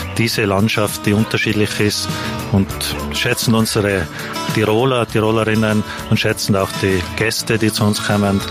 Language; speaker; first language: German; native; German